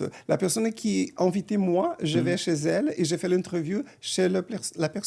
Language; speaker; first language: French; non-native, fluent; Portuguese